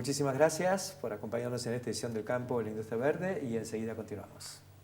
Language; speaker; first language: Spanish; native; Spanish